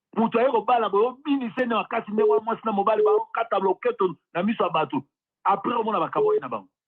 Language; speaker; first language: Lingala; native; Lingala